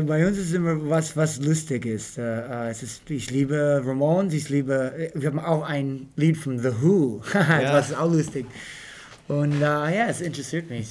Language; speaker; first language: German; non-native, learner; English